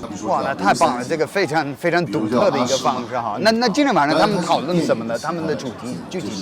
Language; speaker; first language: Chinese; non-native, fluent; English